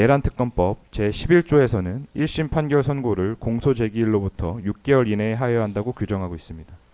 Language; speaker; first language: Korean; native; Korean